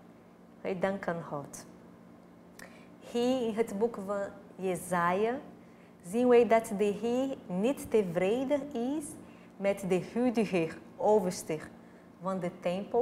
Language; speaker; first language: Dutch; non-native, fluent; Portuguese